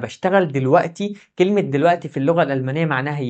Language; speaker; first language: Arabic; native; Arabic